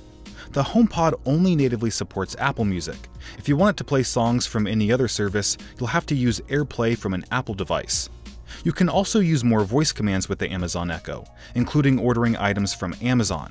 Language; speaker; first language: English; native; English